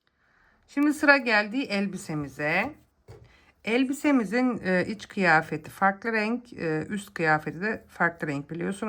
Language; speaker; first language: Turkish; native; Turkish